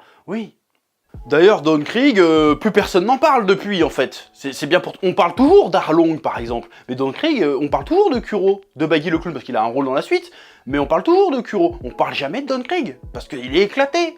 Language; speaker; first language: French; native; French